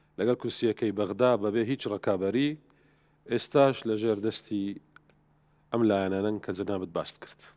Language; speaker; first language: Central Kurdish; non-native, local second language; Assyrian Neo-Aramaic